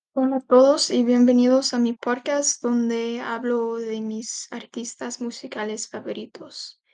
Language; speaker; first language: Spanish; non-native, learner; English